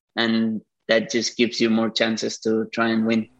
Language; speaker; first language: English; non-native, fluent; Spanish